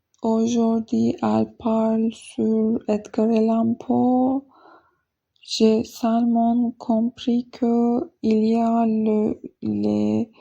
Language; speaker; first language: French; non-native, learner; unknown